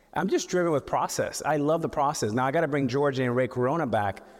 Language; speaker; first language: English; native; English